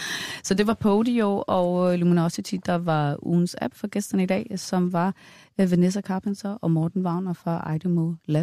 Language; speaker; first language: Danish; native; Danish